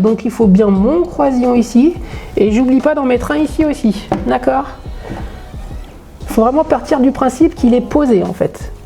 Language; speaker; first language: French; native; French